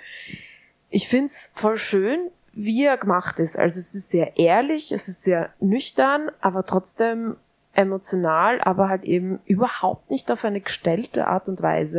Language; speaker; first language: German; native; German